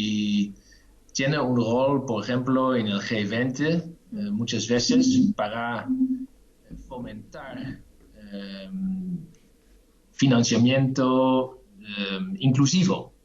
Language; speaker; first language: Spanish; non-native, fluent; Dutch